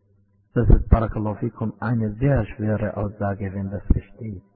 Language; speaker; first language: German; non-native, fluent; Arabic